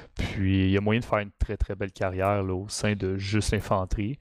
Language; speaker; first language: French; native; French